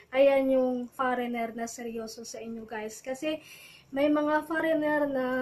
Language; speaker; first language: Filipino; non-native, local second language; Iloko